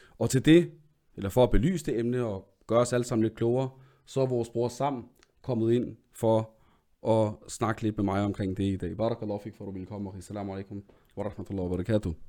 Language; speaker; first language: Danish; early bilingual, other home language; Arabic